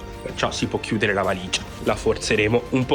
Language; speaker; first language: Italian; native; Italian